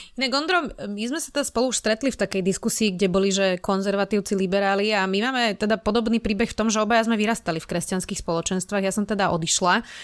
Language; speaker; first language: Slovak; native; Slovak